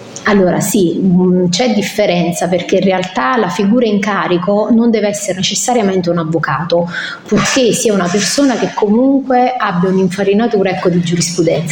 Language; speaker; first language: Italian; native; Italian